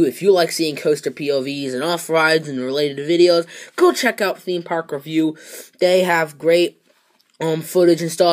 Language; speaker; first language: English; native; English